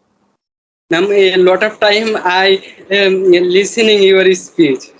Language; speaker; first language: English; non-native, learner; Bangla